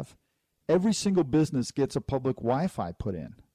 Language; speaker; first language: English; native; English